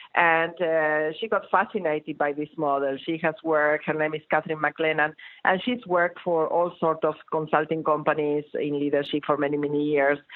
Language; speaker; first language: English; non-native, fluent; Spanish